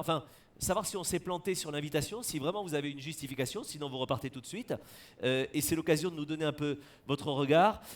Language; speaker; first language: French; native; French